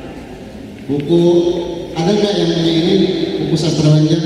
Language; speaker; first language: Indonesian; non-native, local second language; Banjar